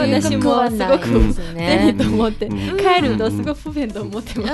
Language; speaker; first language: Japanese; non-native, fluent; Chinese